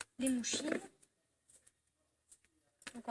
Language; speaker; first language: French; native; French